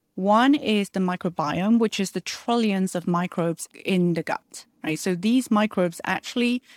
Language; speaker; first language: English; early bilingual, other home language; Chinese